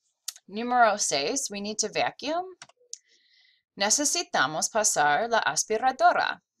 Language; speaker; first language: Spanish; non-native, fluent; English